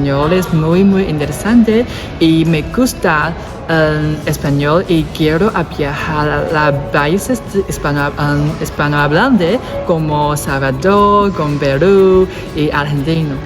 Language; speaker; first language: Spanish; non-native, learner; Chinese